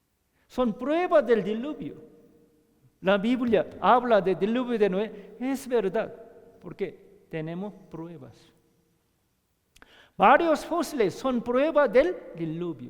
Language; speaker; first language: Spanish; non-native, learner; Korean